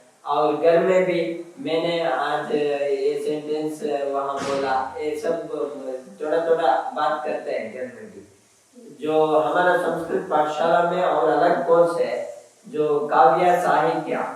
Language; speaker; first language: Hindi; non-native, local second language; Kannada